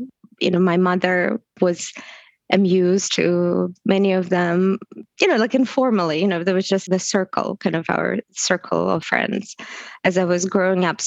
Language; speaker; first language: English; non-native, fluent; Russian